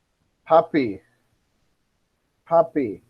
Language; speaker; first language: English; non-native, fluent; Spanish